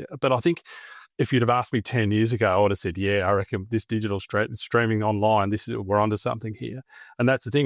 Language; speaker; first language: English; native; English